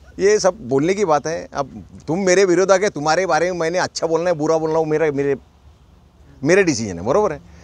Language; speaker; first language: Hindi; non-native, local second language; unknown